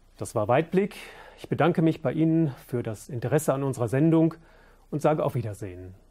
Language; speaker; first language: German; native; German